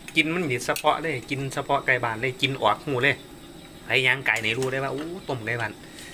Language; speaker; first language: Thai; native; Thai